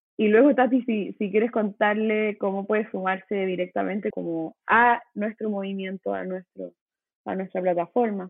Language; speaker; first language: Spanish; native; Spanish